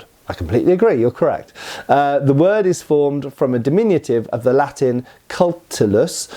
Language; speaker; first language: English; native; English